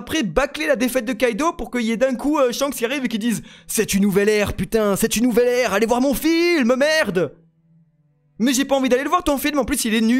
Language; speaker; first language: French; native; French